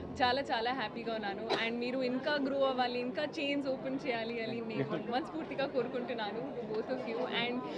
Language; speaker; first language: Telugu; non-native, learner; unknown